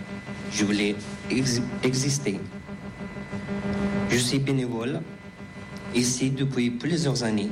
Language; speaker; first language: French; non-native, fluent; Persian